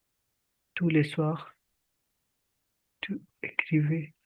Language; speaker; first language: French; non-native, learner; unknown